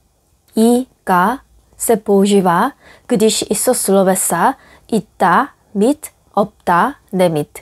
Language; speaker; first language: Czech; non-native, fluent; Korean